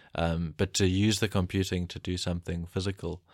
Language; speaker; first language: English; native; English